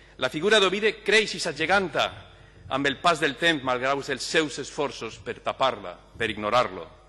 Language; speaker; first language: Catalan; non-native, local second language; Spanish